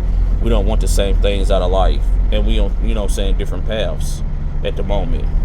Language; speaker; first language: English; native; English